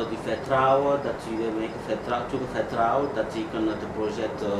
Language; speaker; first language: Dutch; non-native, learner; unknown